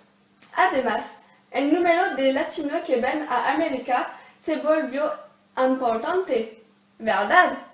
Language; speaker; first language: Spanish; non-native, learner; French